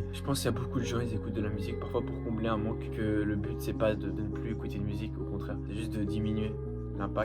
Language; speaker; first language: French; native; French